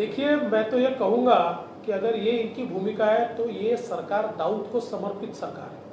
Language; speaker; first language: Hindi; non-native, local second language; Marathi